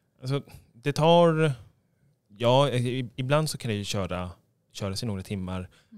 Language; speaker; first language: Swedish; native; Swedish